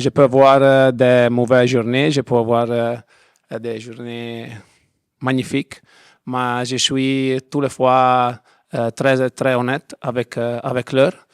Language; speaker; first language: French; non-native, learner; Italian